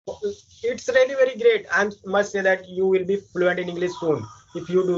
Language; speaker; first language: English; non-native, local second language; Hindi